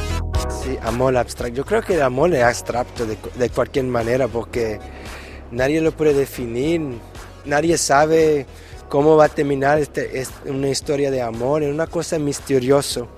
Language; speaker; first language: Spanish; early bilingual, heritage; Spanish